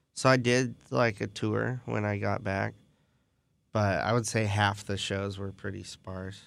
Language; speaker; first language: English; native; English